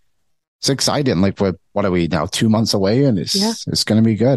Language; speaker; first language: English; native; English